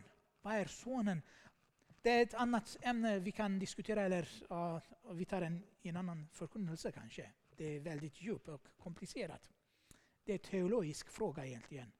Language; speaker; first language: Swedish; non-native, fluent; Armenian